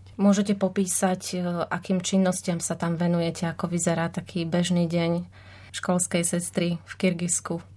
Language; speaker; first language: Slovak; native; Slovak